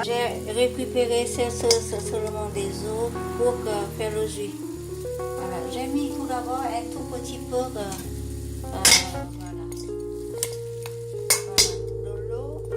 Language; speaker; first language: French; non-native, learner; Vietnamese